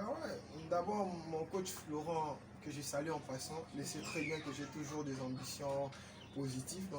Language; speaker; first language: French; non-native, local second language; Lingala